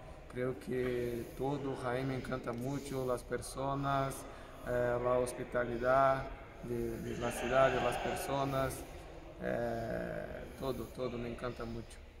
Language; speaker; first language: Spanish; non-native, fluent; Portuguese